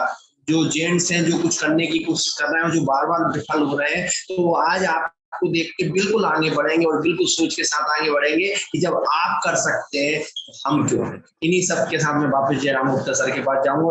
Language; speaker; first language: Hindi; native; Hindi